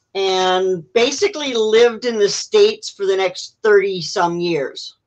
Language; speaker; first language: English; native; English